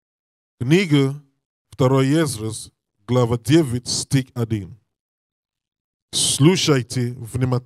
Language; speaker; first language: Russian; non-native, learner; English